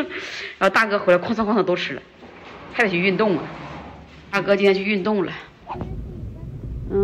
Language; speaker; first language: Chinese; native; Chinese